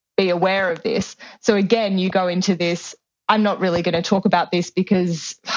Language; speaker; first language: English; native; English